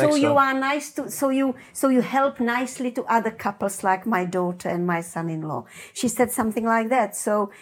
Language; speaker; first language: English; non-native, fluent; Czech